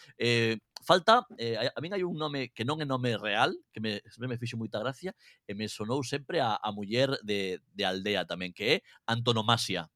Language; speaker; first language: Galician; native; Galician